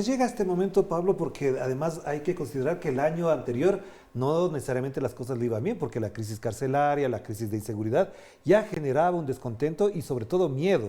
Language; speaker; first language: Spanish; native; Spanish